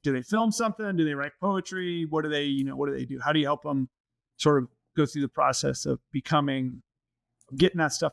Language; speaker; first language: English; native; English